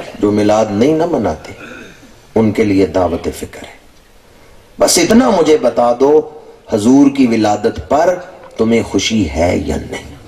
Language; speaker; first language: Urdu; non-native, local second language; Punjabi